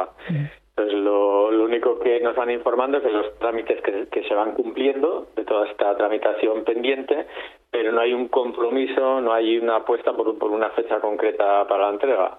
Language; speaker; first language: Spanish; native; Spanish